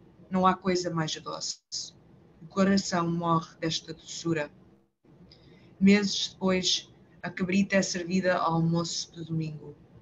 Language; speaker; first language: Portuguese; early bilingual, heritage; Portuguese